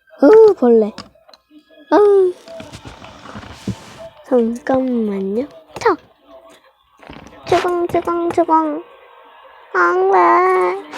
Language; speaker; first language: Korean; native; Korean